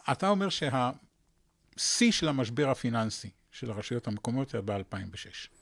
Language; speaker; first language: Hebrew; native; Hebrew